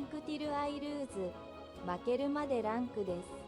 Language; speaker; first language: Japanese; non-native, learner; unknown